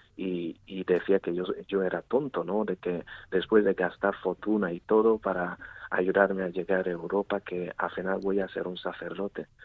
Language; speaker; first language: Spanish; non-native, fluent; Igbo